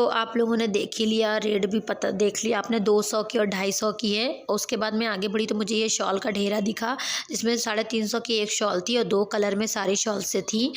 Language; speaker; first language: Hindi; native; Hindi